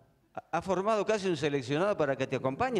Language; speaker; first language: Spanish; native; Spanish